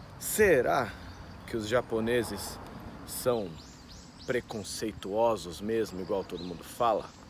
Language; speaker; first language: Portuguese; native; Portuguese